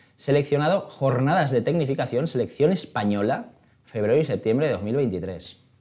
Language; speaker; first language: Spanish; native; Spanish